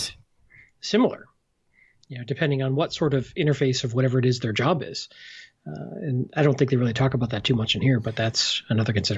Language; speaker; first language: English; native; English